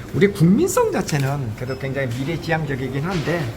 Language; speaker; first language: Korean; native; Korean